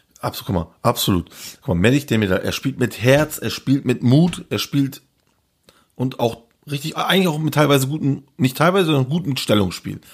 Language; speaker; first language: German; early bilingual, other home language; Turkish